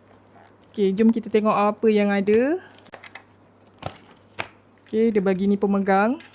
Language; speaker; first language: Malay; native; Malay